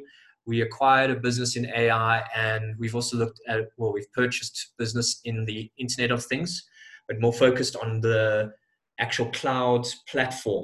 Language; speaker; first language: English; native; English